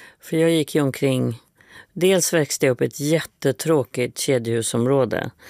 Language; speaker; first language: Swedish; native; Swedish